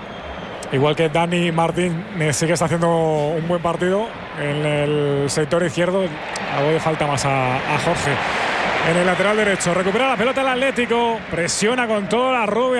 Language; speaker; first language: Spanish; native; Spanish